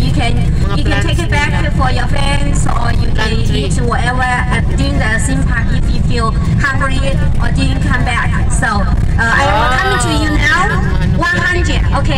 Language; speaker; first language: English; non-native, learner; Chinese